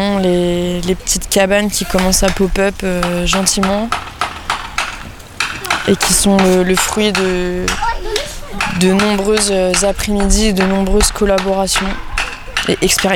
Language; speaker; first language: French; native; French